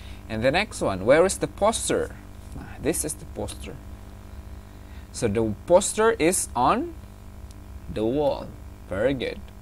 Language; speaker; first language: English; non-native, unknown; Indonesian